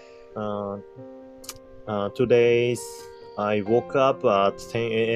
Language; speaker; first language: English; non-native, learner; Japanese